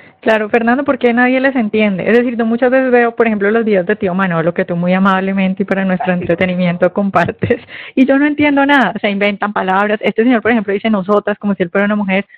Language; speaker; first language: Spanish; native; Spanish